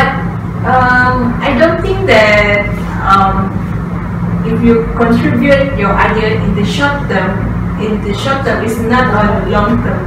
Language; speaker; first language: English; non-native, local second language; Malay